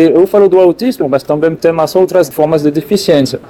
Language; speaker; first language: Portuguese; non-native, fluent; French